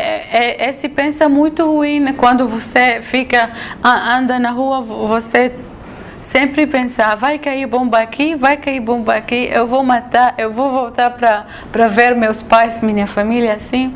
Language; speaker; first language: Portuguese; non-native, learner; Arabic